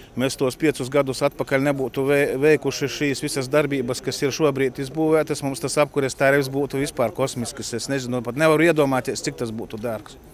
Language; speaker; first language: Latvian; native; Latvian